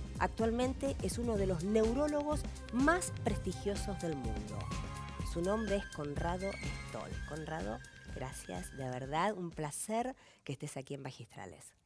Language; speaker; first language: Spanish; native; Spanish